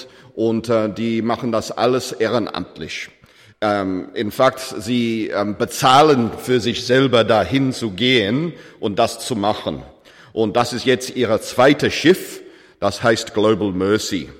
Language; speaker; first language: German; non-native, fluent; English